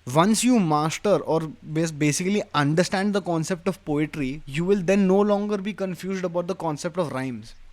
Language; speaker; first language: English; non-native, local second language; Hindi